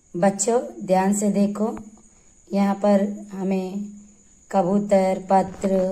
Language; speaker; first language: Hindi; non-native, local second language; Telugu